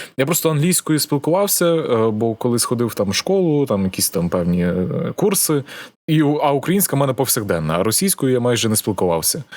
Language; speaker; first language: Ukrainian; native; Ukrainian